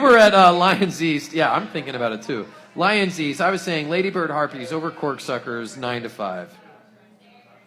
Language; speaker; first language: English; native; English